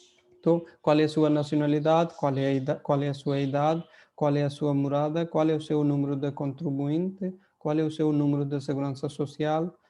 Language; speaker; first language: Portuguese; non-native, fluent; Hindi